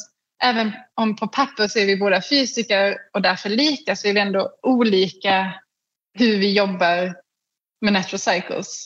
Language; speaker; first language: Swedish; native; Swedish